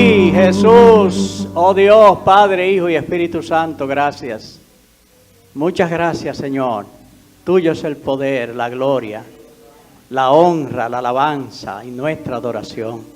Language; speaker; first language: Spanish; native; Spanish